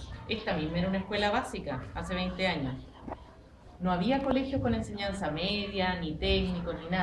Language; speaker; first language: Spanish; native; Spanish